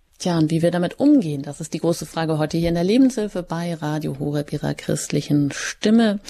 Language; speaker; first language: German; native; German